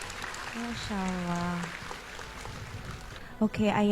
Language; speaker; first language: Indonesian; native; Indonesian